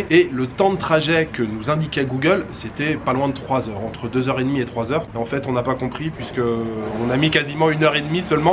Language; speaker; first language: French; native; French